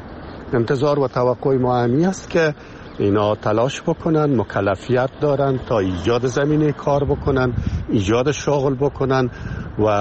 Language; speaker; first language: Persian; native; Persian